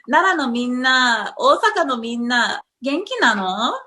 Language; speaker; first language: Japanese; non-native, fluent; English